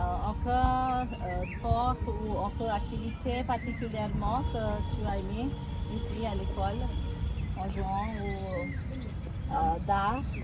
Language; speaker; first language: French; non-native, learner; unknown